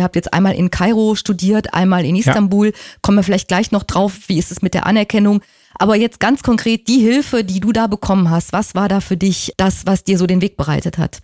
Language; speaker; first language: German; native; German